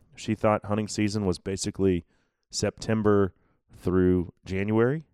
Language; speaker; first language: English; native; English